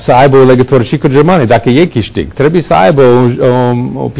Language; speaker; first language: Romanian; non-native, fluent; English